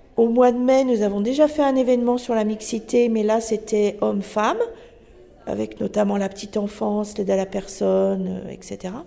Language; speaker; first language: French; native; French